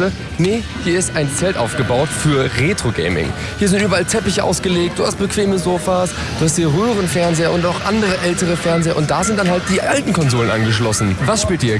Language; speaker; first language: German; native; German